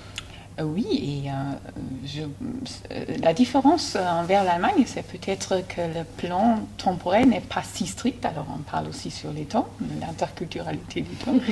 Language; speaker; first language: French; non-native, fluent; German